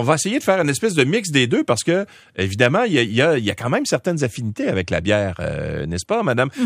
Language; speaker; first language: French; native; French